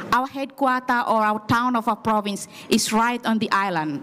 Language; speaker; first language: English; non-native, fluent; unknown